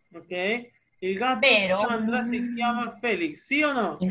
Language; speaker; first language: Italian; non-native, fluent; Spanish